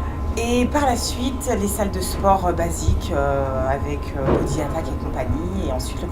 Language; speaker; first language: French; native; French